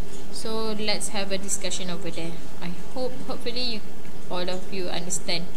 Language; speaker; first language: English; non-native, local second language; Malay